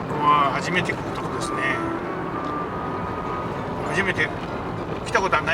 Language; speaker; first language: Japanese; native; Japanese